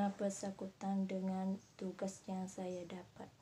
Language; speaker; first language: Indonesian; non-native, learner; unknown